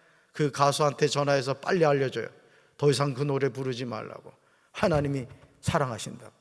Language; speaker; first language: Korean; native; Korean